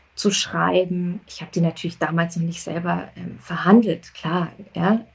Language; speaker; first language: German; native; German